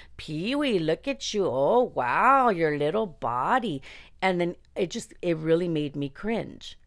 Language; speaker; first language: English; early bilingual, other home language; Spanish